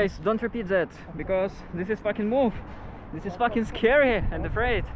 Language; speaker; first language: English; non-native, learner; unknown